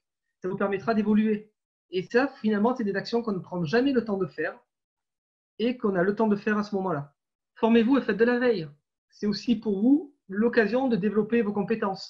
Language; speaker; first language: French; native; French